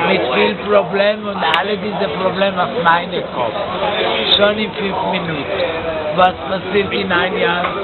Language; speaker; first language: German; non-native, learner; Hebrew